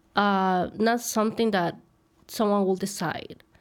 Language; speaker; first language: English; early bilingual, other home language; Spanish